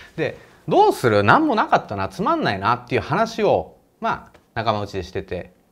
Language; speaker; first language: Japanese; native; Japanese